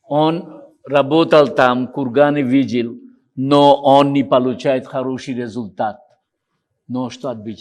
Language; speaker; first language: Russian; non-native, learner; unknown